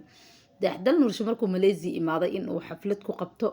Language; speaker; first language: Somali; native; Somali